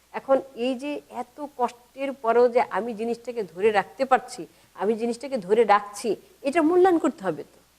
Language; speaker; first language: Bangla; native; Bangla